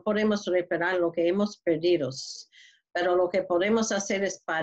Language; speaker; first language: Spanish; non-native, learner; English